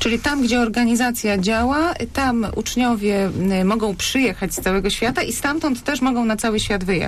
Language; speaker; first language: Polish; native; Polish